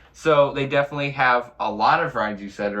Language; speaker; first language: English; native; English